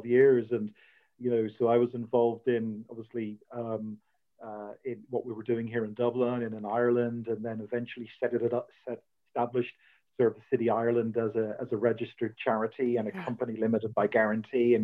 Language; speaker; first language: English; native; English